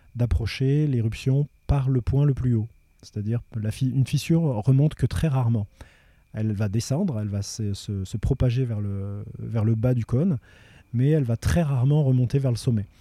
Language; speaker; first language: French; native; French